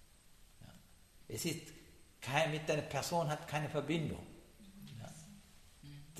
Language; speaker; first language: German; non-native, learner; Sinhala